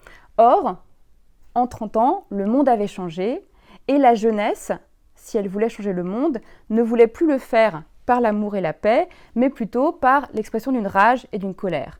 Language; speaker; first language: French; native; French